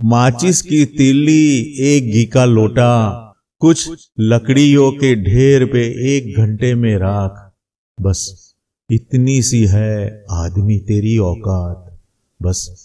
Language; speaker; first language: Hindi; non-native, local second language; Gujarati